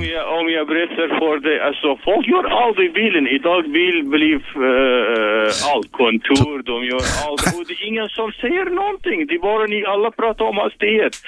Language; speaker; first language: Swedish; non-native, learner; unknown